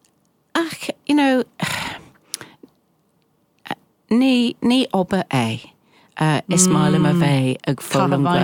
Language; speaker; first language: Irish; non-native, learner; English